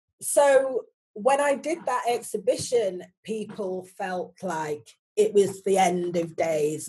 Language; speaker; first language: English; native; English